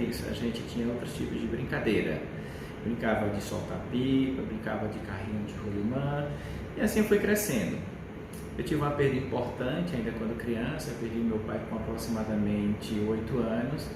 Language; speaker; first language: Portuguese; native; Portuguese